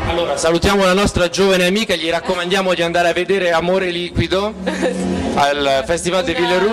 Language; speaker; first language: Italian; native; Italian